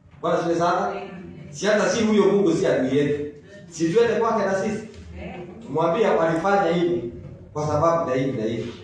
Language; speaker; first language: Swahili; non-native, local second language; Kikuyu